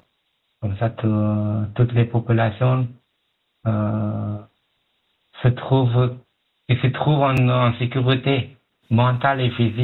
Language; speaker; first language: French; non-native, learner; Pashto